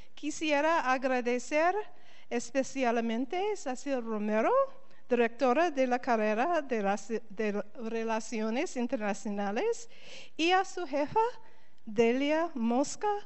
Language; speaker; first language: Spanish; non-native, learner; English